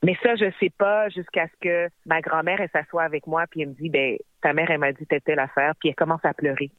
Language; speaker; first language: French; native; French